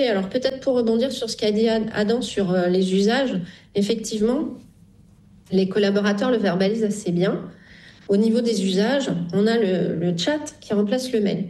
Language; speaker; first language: French; native; French